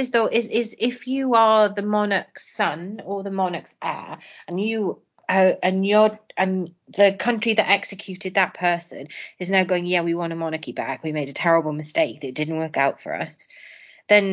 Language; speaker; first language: English; native; English